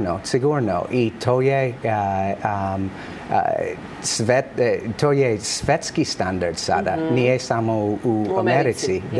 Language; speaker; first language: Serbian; non-native, learner; English